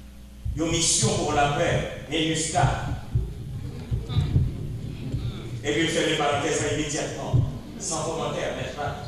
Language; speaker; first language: French; non-native, local second language; Haitian Creole